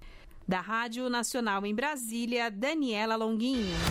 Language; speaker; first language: Portuguese; native; Portuguese